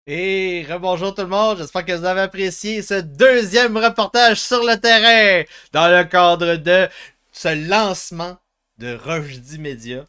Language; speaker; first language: French; native; French